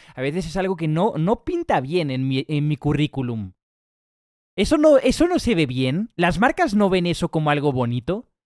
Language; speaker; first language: Spanish; native; Spanish